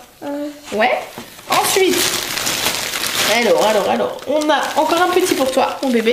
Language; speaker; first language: French; native; French